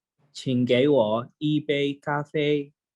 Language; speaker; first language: Chinese; non-native, learner; Indonesian